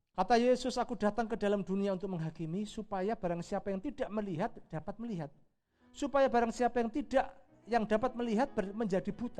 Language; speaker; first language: Indonesian; native; Indonesian